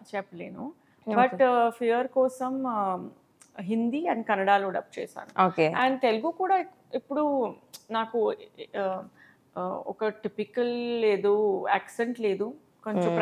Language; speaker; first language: Telugu; non-native, learner; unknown